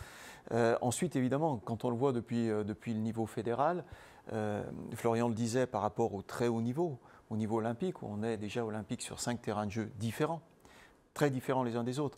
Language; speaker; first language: French; native; French